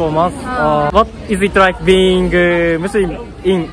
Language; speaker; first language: English; non-native, learner; Japanese